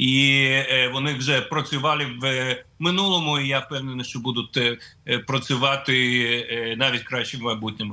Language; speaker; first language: Ukrainian; non-native, fluent; Russian